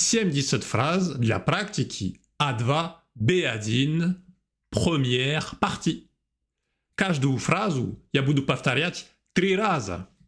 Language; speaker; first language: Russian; non-native, fluent; French